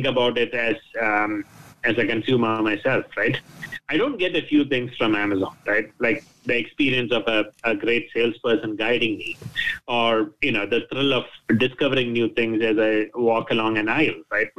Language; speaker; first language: English; non-native, local second language; Malayalam